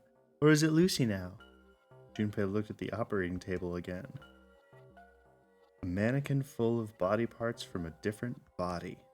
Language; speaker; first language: English; native; English